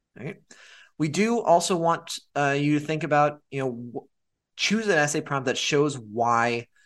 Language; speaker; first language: English; native; English